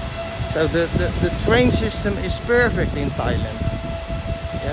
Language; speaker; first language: English; non-native, learner; Dutch